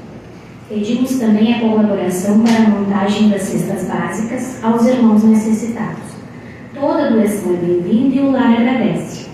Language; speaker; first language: Portuguese; native; Portuguese